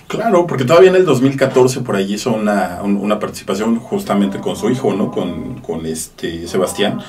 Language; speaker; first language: Spanish; native; Spanish